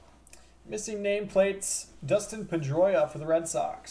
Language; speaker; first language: English; native; English